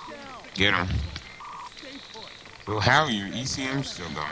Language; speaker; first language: English; native; English